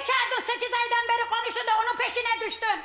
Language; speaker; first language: Turkish; native; Turkish